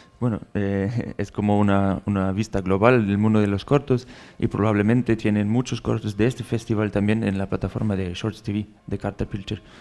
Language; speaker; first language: Spanish; non-native, fluent; German